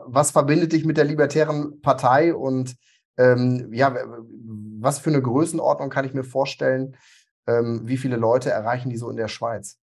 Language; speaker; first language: German; native; German